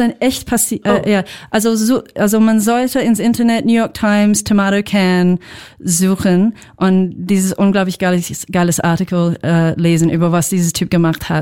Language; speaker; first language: German; non-native, fluent; English